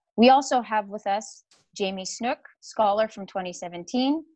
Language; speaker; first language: English; native; English